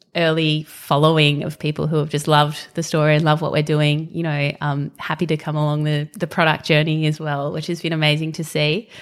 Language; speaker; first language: English; native; English